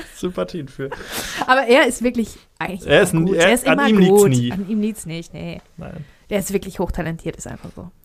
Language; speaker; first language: German; early bilingual, heritage; Greek